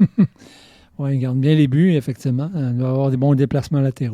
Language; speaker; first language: French; native; French